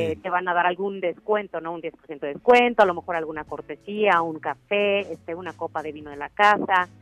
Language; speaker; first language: Spanish; native; Spanish